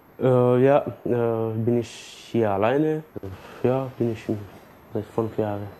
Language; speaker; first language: German; non-native, learner; Persian